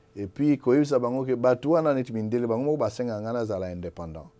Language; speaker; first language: French; non-native, local second language; Lingala